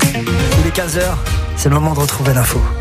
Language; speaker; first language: French; native; French